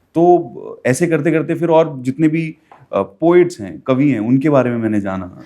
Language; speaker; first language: Hindi; native; Hindi